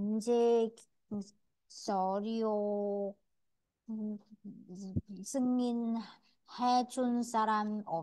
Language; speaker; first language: Korean; non-native, learner; Vietnamese